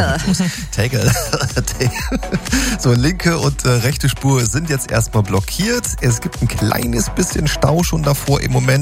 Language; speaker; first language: German; native; German